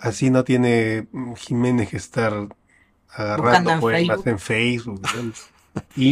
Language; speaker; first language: Spanish; native; Spanish